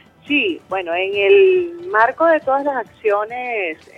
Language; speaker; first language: Spanish; native; Spanish